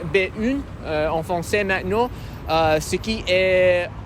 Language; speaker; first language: French; non-native, learner; English